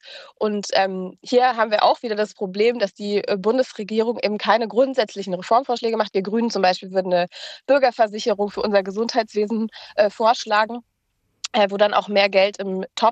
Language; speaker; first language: German; native; German